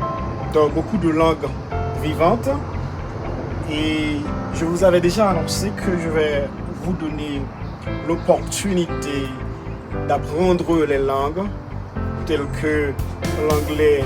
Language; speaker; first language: French; non-native, local second language; Haitian Creole